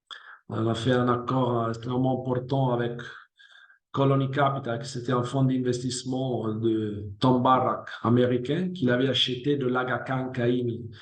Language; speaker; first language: French; non-native, fluent; Italian